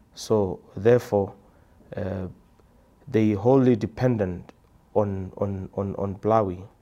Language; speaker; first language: English; non-native, local second language; Tswana